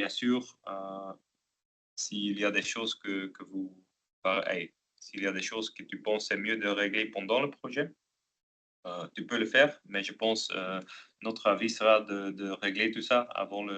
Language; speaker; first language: French; non-native, local second language; Dutch